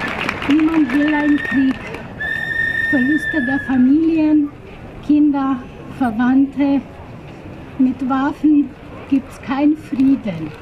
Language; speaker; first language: German; non-native, learner; Ukrainian